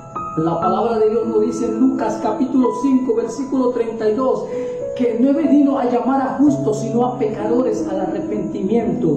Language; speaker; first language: Spanish; native; Spanish